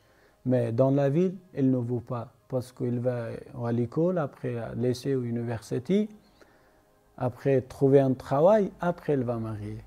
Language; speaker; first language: French; non-native, learner; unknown